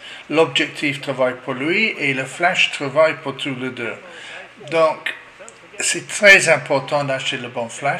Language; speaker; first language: French; non-native, learner; English